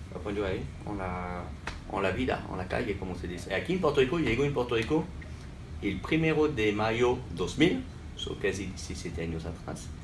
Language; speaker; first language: Spanish; non-native, fluent; French